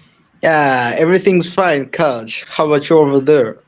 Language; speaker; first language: English; non-native, learner; French